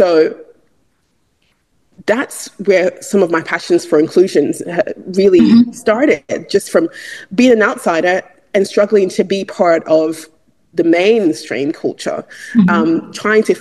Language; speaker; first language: English; non-native, local second language; Igbo